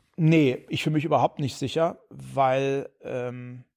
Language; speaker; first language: German; native; German